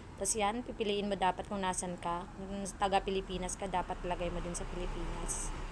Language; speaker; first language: Filipino; non-native, local second language; Waray